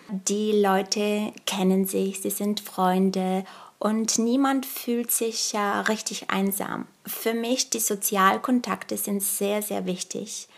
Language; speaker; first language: German; early bilingual, other home language; Bulgarian